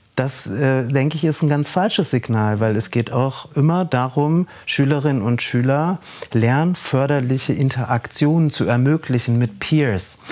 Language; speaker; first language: German; native; German